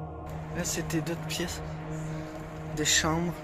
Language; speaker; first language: French; native; French